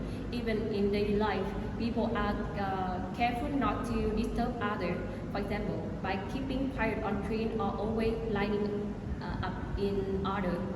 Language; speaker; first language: English; non-native, learner; Vietnamese